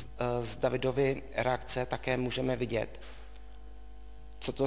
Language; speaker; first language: Czech; native; Czech